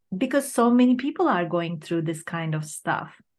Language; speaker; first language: English; non-native, fluent; Turkish